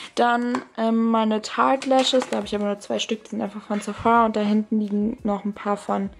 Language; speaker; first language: German; native; German